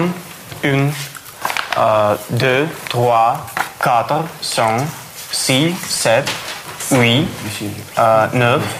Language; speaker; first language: French; non-native, learner; Russian